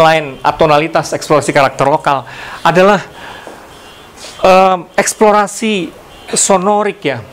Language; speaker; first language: Indonesian; native; Indonesian